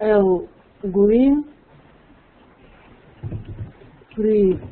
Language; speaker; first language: English; non-native, learner; Russian